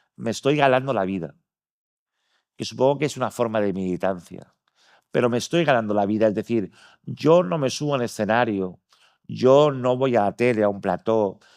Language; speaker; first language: Spanish; native; Spanish